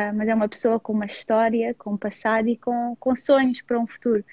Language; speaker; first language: Portuguese; non-native, fluent; English